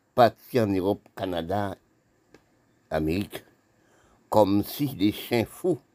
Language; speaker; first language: French; non-native, local second language; Haitian Creole